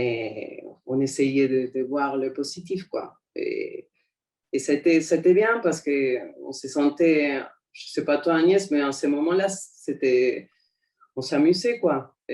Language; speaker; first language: French; non-native, fluent; Spanish